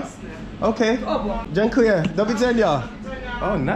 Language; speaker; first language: Polish; non-native, learner; English